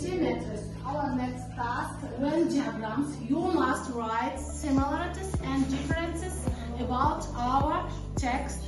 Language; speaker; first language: English; non-native, learner; Kazakh